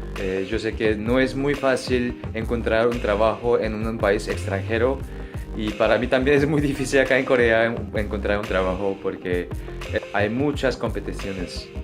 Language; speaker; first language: Spanish; non-native, fluent; Korean